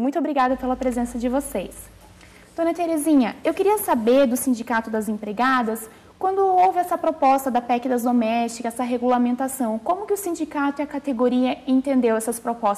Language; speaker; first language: Portuguese; native; Portuguese